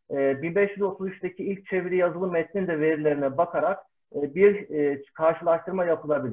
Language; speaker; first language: Turkish; native; Turkish